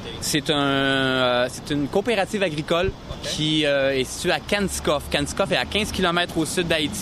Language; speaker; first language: French; native; French